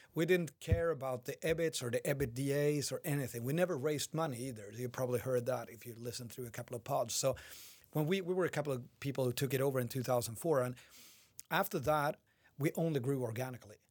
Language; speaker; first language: English; non-native, fluent; Swedish